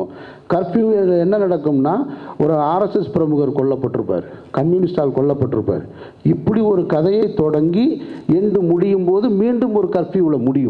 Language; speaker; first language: Tamil; native; Tamil